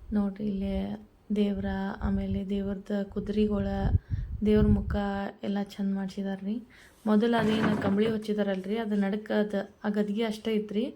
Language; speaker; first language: Kannada; native; Kannada